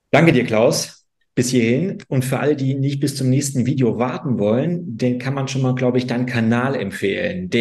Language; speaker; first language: German; native; German